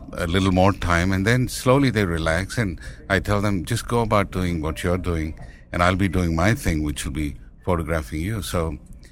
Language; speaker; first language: English; non-native, local second language; Tamil